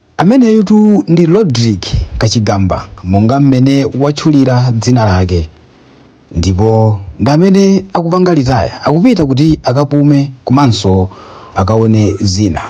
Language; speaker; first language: Nyanja; native; Nyanja